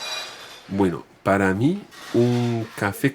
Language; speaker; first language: Spanish; non-native, fluent; English